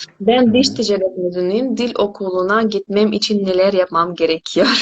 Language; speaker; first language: Turkish; non-native, fluent; Korean